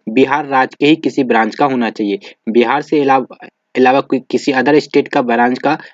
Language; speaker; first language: Hindi; native; Hindi